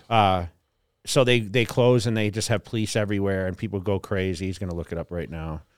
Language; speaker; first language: English; native; English